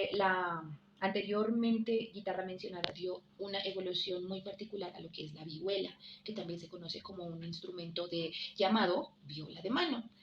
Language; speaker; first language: Spanish; native; Spanish